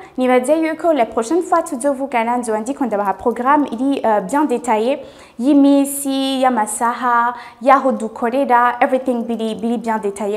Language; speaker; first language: French; non-native, local second language; Rundi